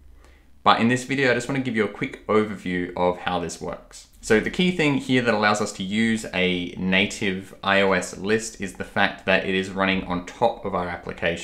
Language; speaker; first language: English; native; English